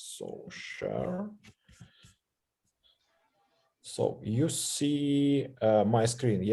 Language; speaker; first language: English; non-native, learner; Russian